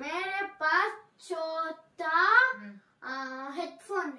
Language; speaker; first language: Hindi; non-native, learner; Tamil